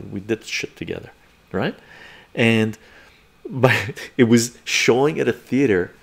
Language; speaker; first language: English; early bilingual, other home language; Persian